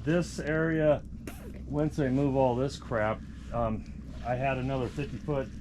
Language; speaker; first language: English; native; English